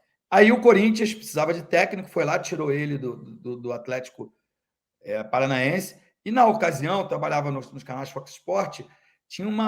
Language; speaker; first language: Portuguese; native; Portuguese